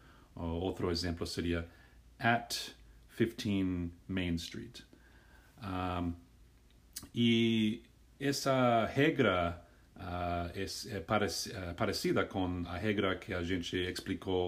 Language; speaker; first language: Portuguese; non-native, fluent; English